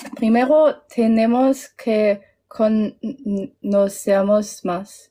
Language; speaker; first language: Spanish; non-native, learner; German